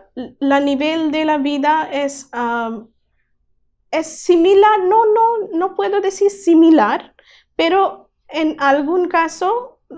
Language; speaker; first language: Spanish; non-native, learner; Bangla